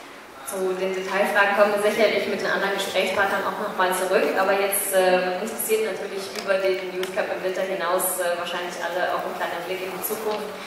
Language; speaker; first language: German; native; German